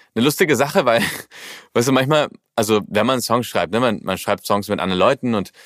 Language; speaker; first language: German; early bilingual, heritage; German